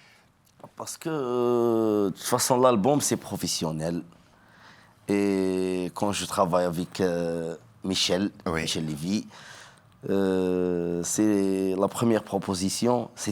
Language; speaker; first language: French; non-native, learner; Arabic